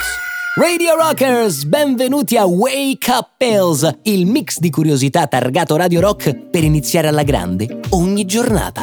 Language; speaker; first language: Italian; native; Italian